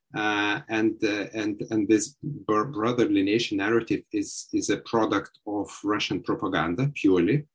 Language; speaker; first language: English; non-native, fluent; Lithuanian